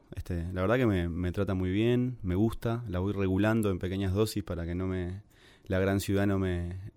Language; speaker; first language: Spanish; native; Spanish